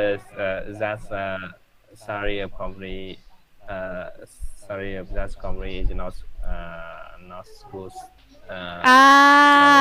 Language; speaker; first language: English; non-native, learner; Vietnamese